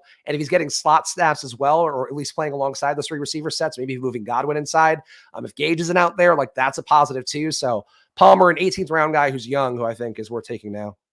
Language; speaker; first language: English; native; English